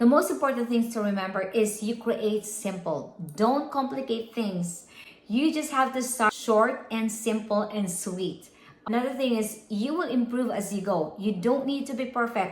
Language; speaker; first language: English; non-native, local second language; Filipino